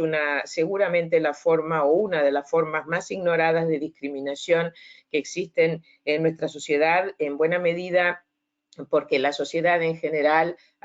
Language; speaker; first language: Spanish; native; Spanish